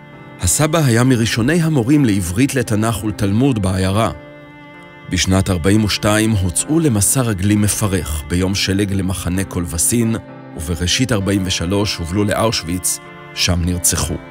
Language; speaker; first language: Hebrew; native; Hebrew